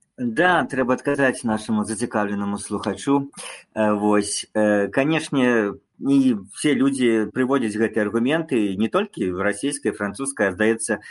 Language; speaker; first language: Belarusian; non-native, local second language; Russian